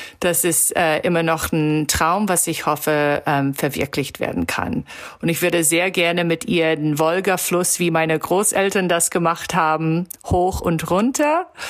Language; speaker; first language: German; early bilingual, heritage; German